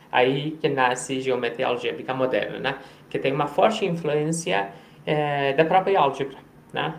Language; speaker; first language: Portuguese; non-native, fluent; Persian